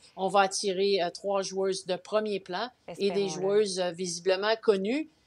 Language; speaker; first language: French; native; French